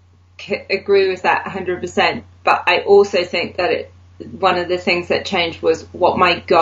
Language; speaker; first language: English; native; English